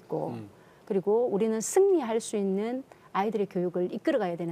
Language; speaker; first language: Korean; native; Korean